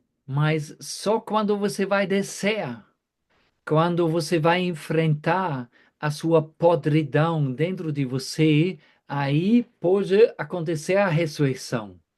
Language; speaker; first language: Portuguese; non-native, fluent; German